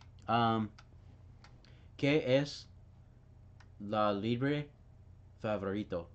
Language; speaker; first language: Spanish; non-native, learner; English